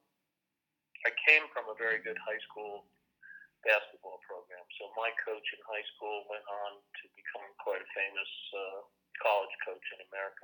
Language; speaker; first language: English; native; English